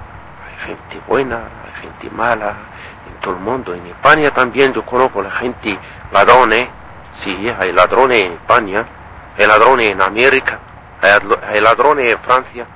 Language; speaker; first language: Spanish; non-native, learner; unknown